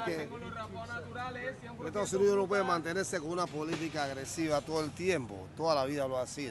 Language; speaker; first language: Spanish; native; Spanish